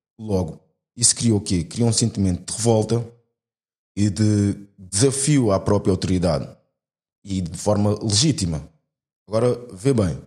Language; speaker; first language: Portuguese; native; Portuguese